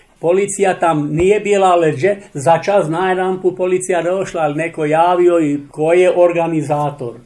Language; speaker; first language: Serbian; non-native, local second language; Czech